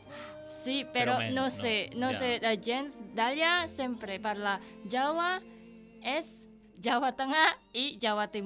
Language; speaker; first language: Catalan; non-native, learner; Indonesian